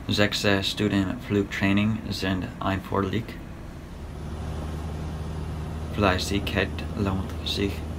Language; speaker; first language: German; non-native, learner; English